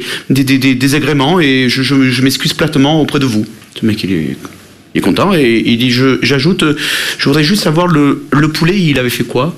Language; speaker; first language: French; native; French